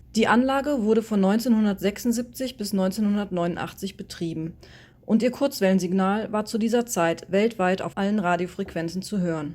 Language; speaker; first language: German; native; German